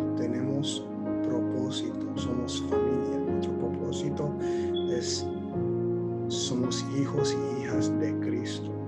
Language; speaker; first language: Spanish; early bilingual, heritage; Spanish